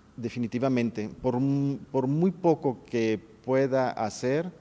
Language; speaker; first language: Spanish; native; Spanish